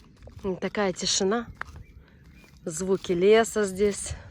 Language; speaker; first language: Russian; native; Russian